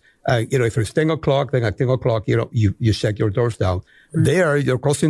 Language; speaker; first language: English; non-native, fluent; Spanish